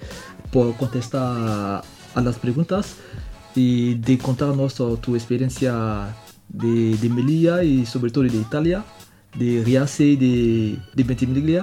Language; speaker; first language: Spanish; non-native, fluent; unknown